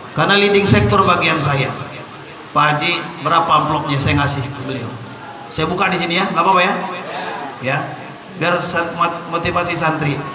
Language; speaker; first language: Indonesian; non-native, local second language; Malay